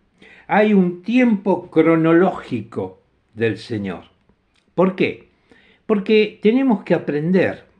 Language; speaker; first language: Spanish; non-native, fluent; Italian